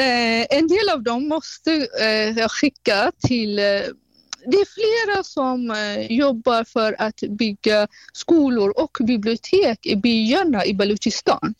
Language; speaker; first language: Swedish; non-native, fluent; Baluchi